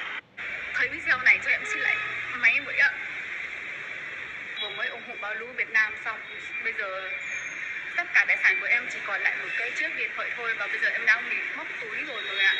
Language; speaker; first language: Vietnamese; non-native, fluent; Lao